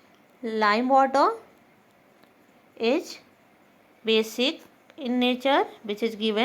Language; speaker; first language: English; non-native, local second language; Hindi